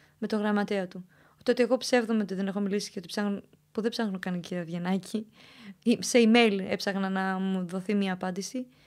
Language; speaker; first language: Greek; early bilingual, other home language; Romanian